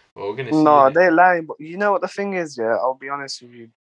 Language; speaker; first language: English; native; English